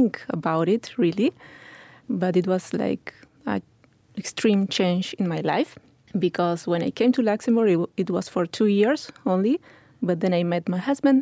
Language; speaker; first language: English; non-native, fluent; Spanish